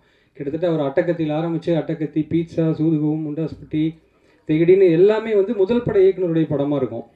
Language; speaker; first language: Tamil; native; Tamil